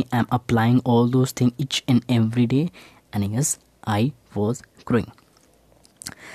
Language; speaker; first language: English; non-native, local second language; Hindi